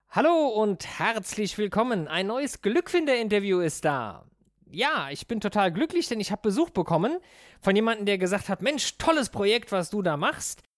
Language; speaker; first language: German; native; German